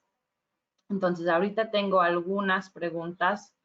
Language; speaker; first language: Spanish; non-native, fluent; English